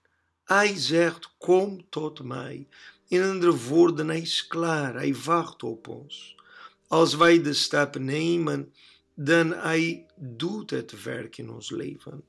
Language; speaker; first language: Dutch; non-native, learner; Portuguese